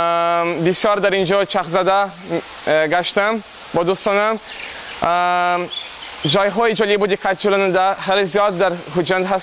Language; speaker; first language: Persian; non-native, learner; Portuguese